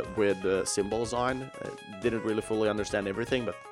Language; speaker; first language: English; non-native, fluent; Swedish